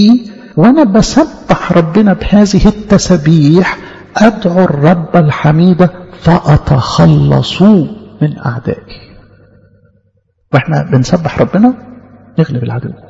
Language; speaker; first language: Arabic; native; Arabic